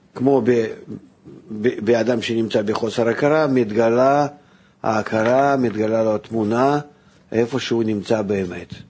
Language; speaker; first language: Hebrew; non-native, fluent; Russian